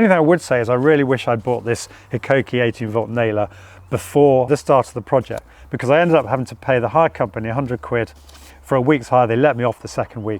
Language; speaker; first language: English; native; English